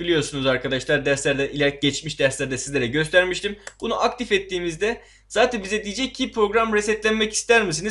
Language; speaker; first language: Turkish; native; Turkish